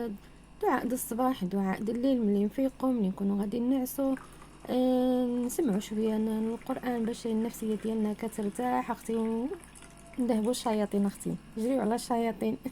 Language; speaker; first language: Arabic; native; Arabic